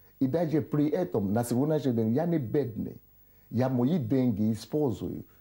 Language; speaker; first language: Russian; non-native, fluent; Yoruba